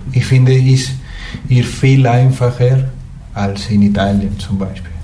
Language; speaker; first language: German; non-native, fluent; Spanish